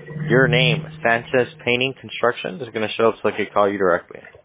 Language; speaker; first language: English; early bilingual, other home language; Spanish